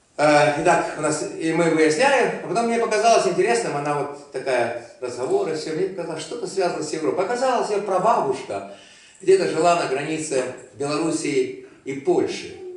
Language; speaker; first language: Russian; native; Russian